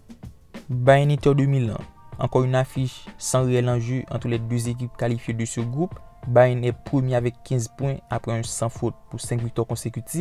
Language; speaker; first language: French; native; French